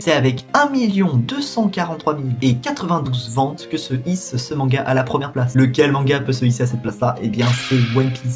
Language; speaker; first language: French; native; French